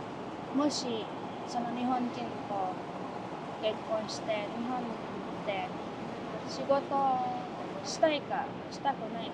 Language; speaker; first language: Japanese; non-native, fluent; Filipino